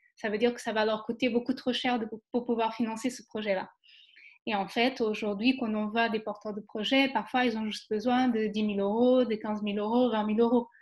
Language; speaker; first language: French; non-native, fluent; Portuguese